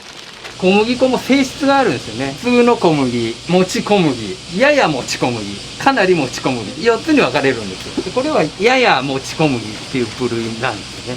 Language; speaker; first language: Japanese; native; Japanese